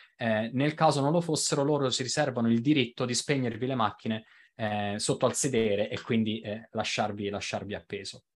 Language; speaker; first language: Italian; native; Italian